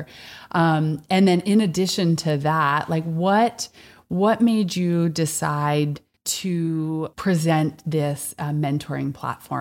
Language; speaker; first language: English; native; English